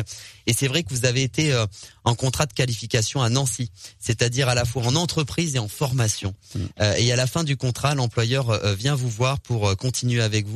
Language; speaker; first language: French; native; French